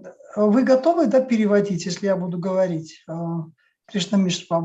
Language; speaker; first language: Russian; native; Russian